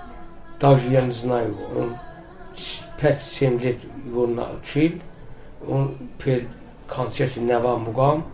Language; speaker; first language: Russian; non-native, learner; Azerbaijani